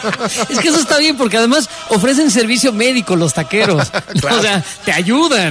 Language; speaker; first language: Spanish; native; Spanish